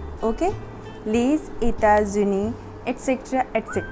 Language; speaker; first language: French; non-native, fluent; Hindi